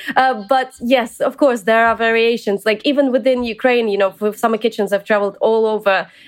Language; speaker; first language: English; early bilingual, other home language; Ukrainian